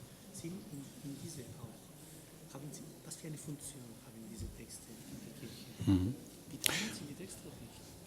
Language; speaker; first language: German; non-native, learner; Spanish